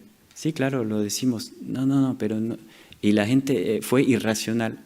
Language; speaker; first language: Spanish; non-native, fluent; French